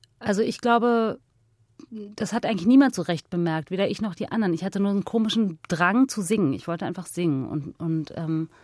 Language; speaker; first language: German; native; German